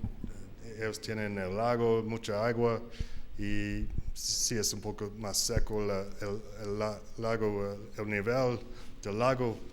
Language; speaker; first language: Spanish; non-native, learner; English